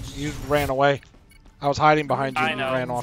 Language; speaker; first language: English; native; English